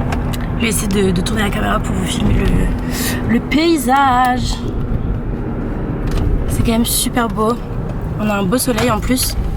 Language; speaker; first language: French; native; French